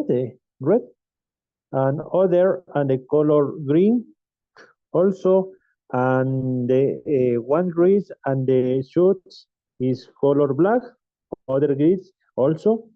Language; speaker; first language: English; non-native, learner; Spanish